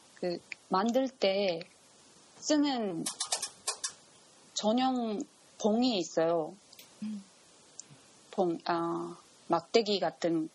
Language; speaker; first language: Korean; non-native, learner; Japanese